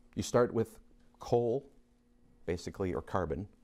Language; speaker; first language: English; native; English